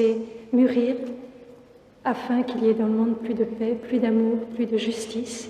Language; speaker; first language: French; native; French